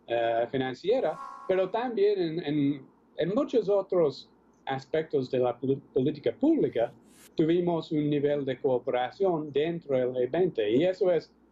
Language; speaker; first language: Spanish; non-native, fluent; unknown